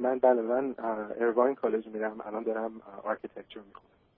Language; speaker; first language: Persian; early bilingual, heritage; Persian